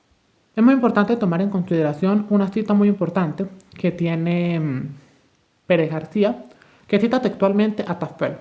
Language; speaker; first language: Spanish; native; Spanish